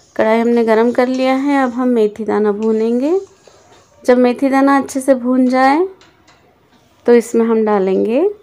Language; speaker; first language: Hindi; native; Hindi